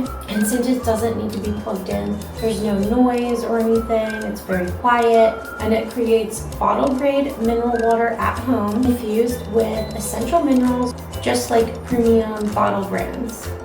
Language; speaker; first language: English; native; English